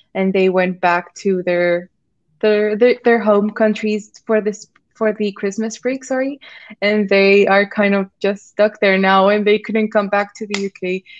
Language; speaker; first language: English; non-native, fluent; Spanish